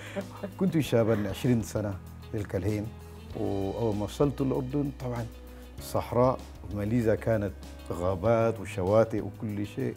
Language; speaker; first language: Arabic; non-native, fluent; Malay